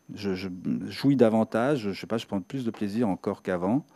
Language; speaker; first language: French; non-native, fluent; Serbian